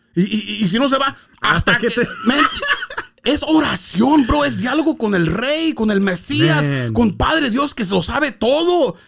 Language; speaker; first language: Spanish; early bilingual, heritage; Spanish